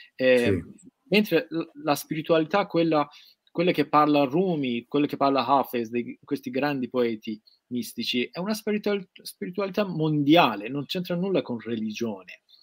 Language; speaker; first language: Italian; non-native, fluent; Persian